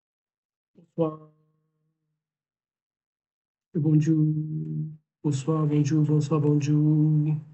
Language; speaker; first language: French; non-native, learner; Japanese